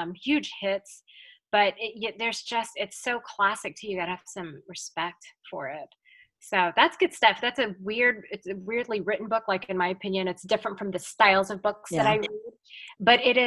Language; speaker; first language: English; early bilingual, other home language; Filipino